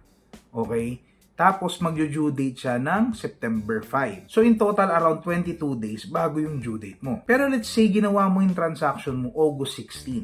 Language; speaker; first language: Filipino; native; Filipino